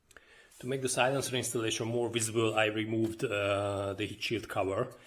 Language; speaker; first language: English; non-native, fluent; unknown